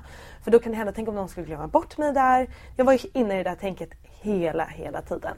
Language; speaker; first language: Swedish; native; Swedish